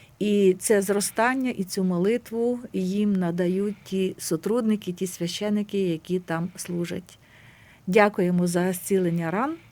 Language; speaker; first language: Ukrainian; native; Ukrainian